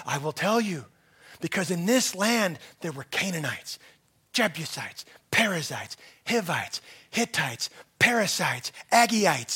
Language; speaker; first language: English; native; English